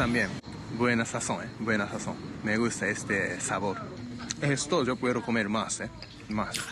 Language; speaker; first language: Spanish; non-native, fluent; Japanese